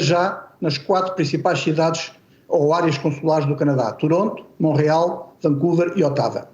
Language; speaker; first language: Portuguese; native; Portuguese